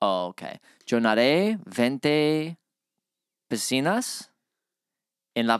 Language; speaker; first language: Spanish; non-native, learner; English